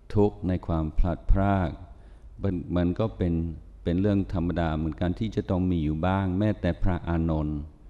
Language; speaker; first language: Thai; non-native, fluent; English